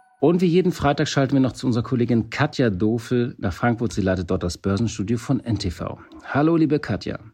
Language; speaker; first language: German; native; German